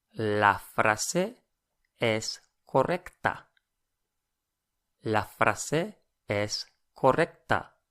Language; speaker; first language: Spanish; non-native, fluent; English